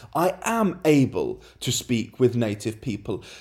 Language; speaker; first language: English; native; English